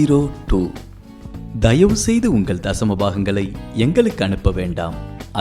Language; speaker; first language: Tamil; native; Tamil